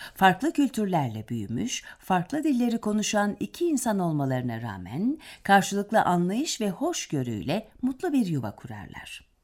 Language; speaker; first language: Turkish; native; Turkish